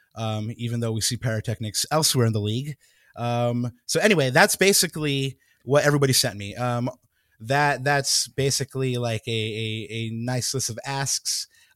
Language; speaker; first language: English; early bilingual, other home language; Spanish